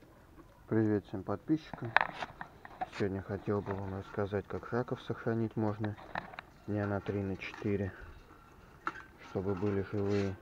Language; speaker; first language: Russian; native; Russian